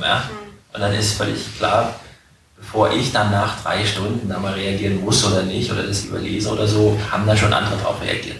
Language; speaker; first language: German; native; German